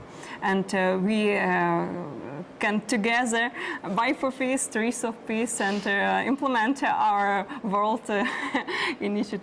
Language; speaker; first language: English; non-native, learner; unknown